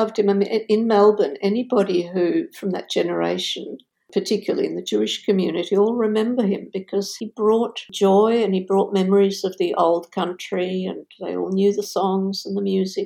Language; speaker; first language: English; native; English